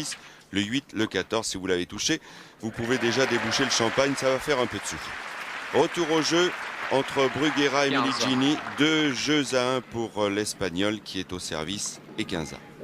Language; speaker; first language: French; native; French